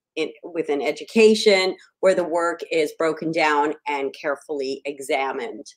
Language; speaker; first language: English; native; English